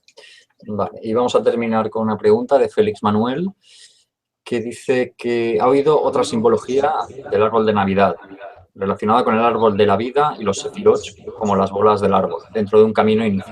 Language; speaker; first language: Spanish; native; Spanish